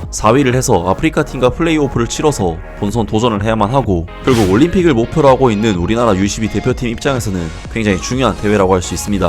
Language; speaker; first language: Korean; native; Korean